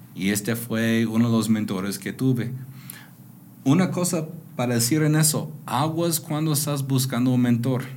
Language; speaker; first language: Spanish; non-native, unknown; English